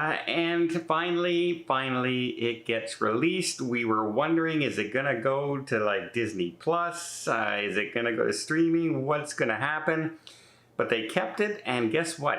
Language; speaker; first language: English; native; English